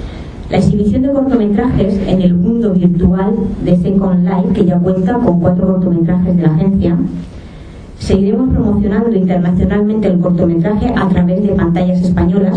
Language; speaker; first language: Spanish; native; Spanish